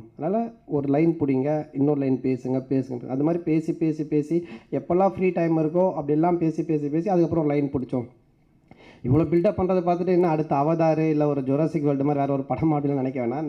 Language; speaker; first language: Tamil; native; Tamil